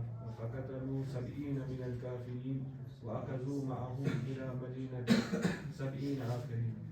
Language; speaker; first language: Arabic; non-native, learner; Urdu